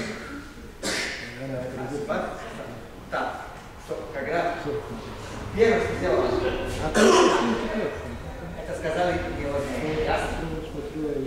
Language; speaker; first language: Russian; non-native, learner; Serbian